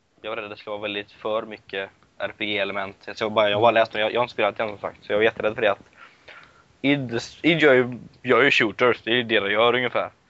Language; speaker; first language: Swedish; native; Swedish